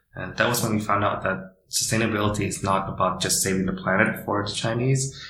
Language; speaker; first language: English; non-native, fluent; Indonesian